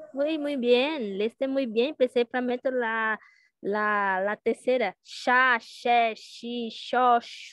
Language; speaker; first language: Spanish; non-native, learner; Portuguese